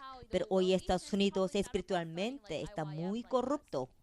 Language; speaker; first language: Spanish; non-native, fluent; Korean